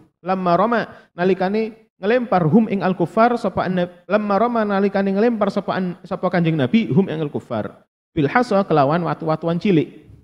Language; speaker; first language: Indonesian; non-native, local second language; Javanese